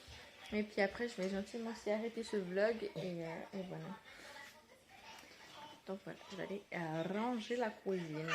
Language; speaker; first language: French; native; French